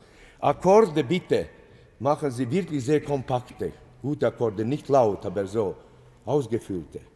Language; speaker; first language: German; non-native, fluent; Latvian